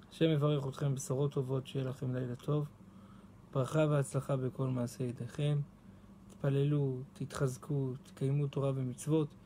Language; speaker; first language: Hebrew; native; Hebrew